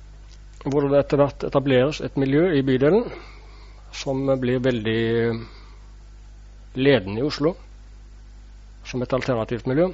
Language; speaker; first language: Norwegian; native; Norwegian